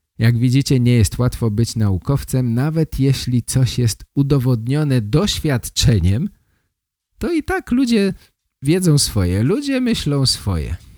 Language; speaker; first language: Polish; native; Polish